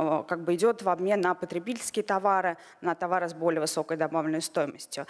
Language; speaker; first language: Russian; native; Russian